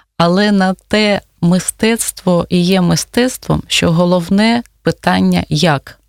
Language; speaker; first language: Ukrainian; non-native, local second language; Russian